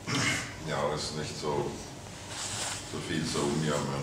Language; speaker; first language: German; non-native, fluent; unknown